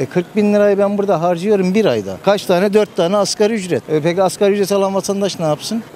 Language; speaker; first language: Turkish; native; Turkish